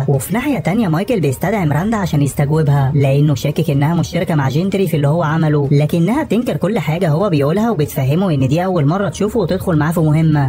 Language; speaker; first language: Arabic; native; Arabic